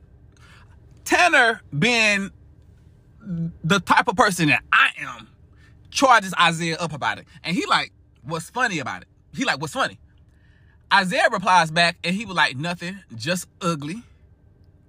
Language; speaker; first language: English; native; English